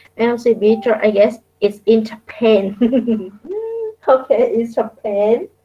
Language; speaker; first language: English; non-native, fluent; Vietnamese